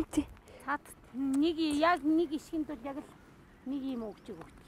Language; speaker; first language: Mongolian; native; Mongolian